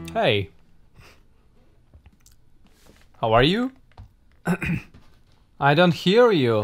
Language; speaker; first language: English; non-native, learner; Russian